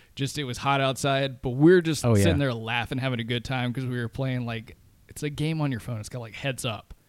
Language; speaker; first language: English; native; English